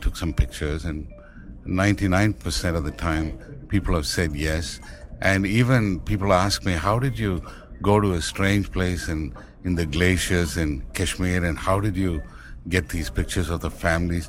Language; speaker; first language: English; non-native, local second language; Tamil